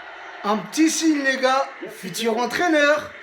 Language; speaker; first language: French; native; French